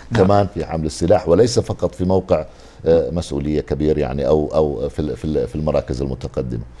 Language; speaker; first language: Arabic; native; Arabic